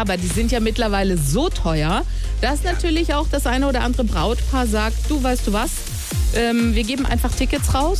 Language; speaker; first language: German; native; German